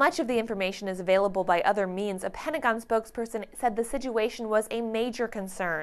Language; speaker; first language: English; native; English